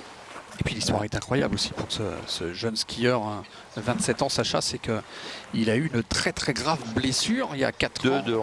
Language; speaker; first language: French; native; French